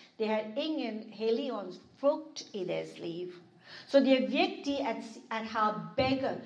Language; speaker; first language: Danish; non-native, fluent; English